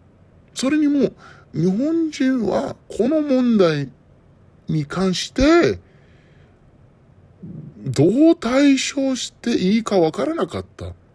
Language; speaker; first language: Japanese; non-native, learner; Arabic